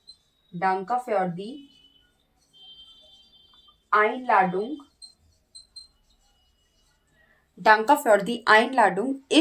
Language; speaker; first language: German; non-native, learner; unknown